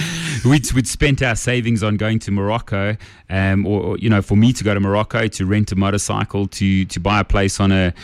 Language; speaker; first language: English; native; English